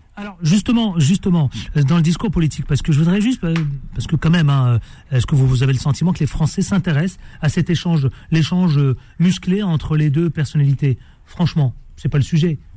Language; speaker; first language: French; native; French